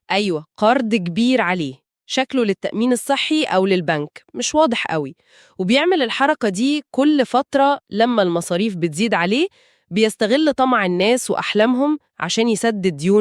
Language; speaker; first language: Arabic; native; Arabic